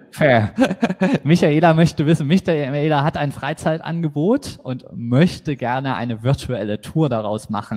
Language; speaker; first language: German; native; German